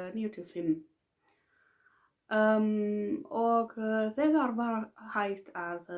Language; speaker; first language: Icelandic; non-native, learner; Finnish